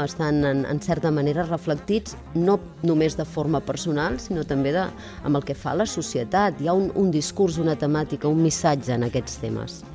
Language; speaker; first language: Catalan; native; Catalan